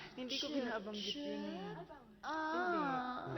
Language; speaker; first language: Filipino; native; Filipino